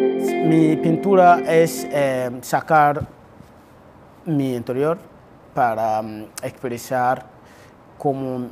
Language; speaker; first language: Spanish; non-native, fluent; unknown